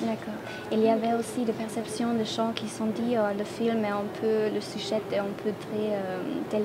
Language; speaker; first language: French; non-native, fluent; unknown